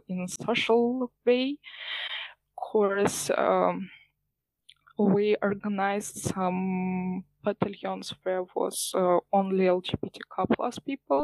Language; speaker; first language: English; non-native, learner; Ukrainian